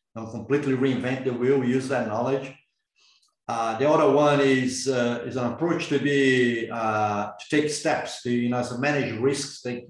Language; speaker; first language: English; non-native, fluent; Portuguese